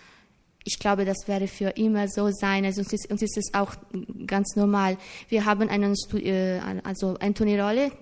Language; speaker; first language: German; non-native, learner; Italian